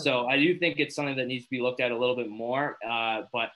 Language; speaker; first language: English; native; English